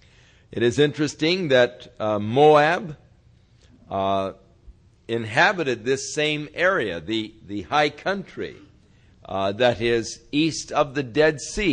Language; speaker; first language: English; native; English